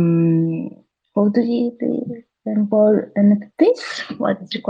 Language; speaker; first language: English; non-native, learner; Spanish